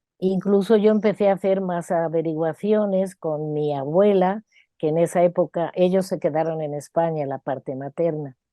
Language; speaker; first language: Spanish; native; Spanish